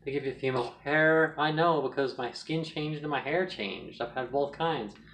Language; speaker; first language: English; native; English